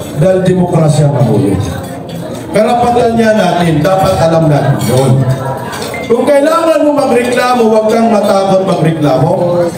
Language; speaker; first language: Filipino; native; Filipino